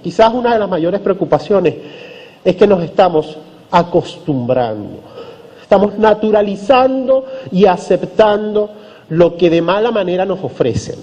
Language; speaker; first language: Spanish; native; Spanish